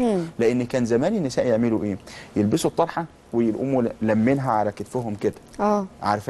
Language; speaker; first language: Arabic; native; Arabic